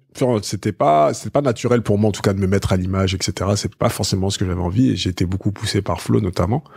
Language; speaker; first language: French; native; French